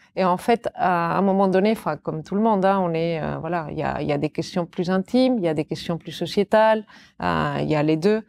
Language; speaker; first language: French; non-native, fluent; Catalan